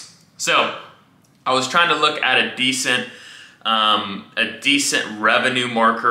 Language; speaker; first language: English; native; English